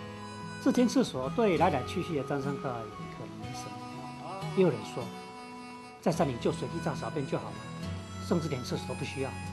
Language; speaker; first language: Chinese; native; Chinese